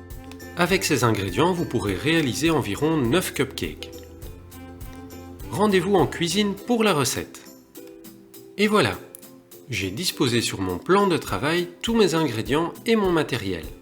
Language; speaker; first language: French; native; French